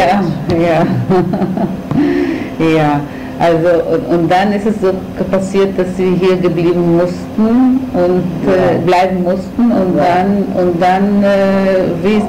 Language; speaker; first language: German; non-native, fluent; Hebrew